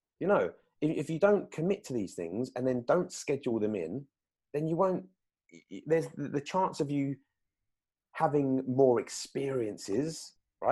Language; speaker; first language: English; native; English